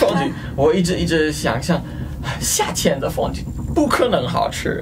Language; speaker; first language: Chinese; non-native, fluent; German